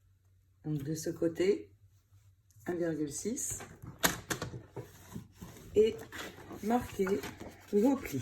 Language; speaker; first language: French; native; French